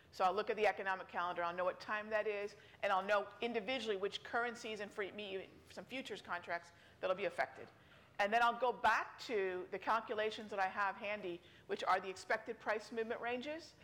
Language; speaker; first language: English; native; English